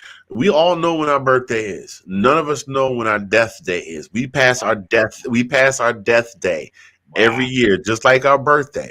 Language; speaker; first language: English; native; English